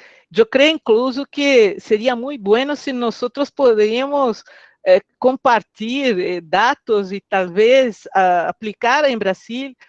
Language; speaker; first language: Spanish; non-native, fluent; Portuguese